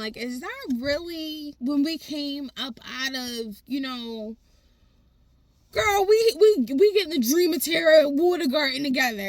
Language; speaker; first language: English; native; English